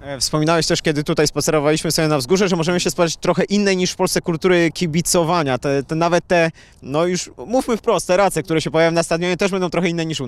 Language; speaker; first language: Polish; native; Polish